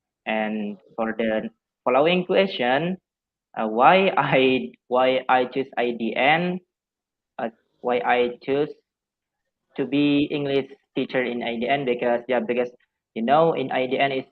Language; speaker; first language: English; non-native, fluent; Javanese